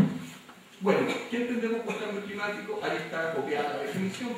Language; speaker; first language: Spanish; native; Spanish